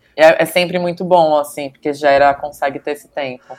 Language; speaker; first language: Portuguese; native; Portuguese